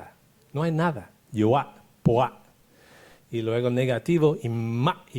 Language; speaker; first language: Spanish; non-native, fluent; English